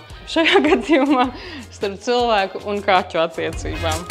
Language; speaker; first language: Latvian; native; Latvian